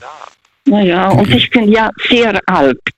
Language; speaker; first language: German; early bilingual, other home language; Russian